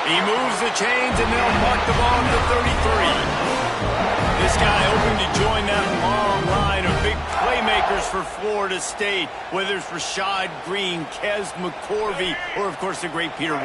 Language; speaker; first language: English; native; English